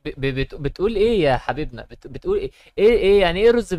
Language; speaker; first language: Arabic; native; Arabic